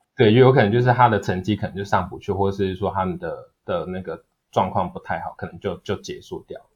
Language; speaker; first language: Chinese; native; Chinese